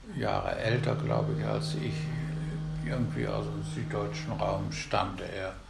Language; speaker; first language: German; native; German